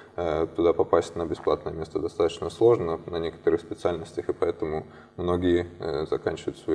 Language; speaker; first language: Russian; native; Russian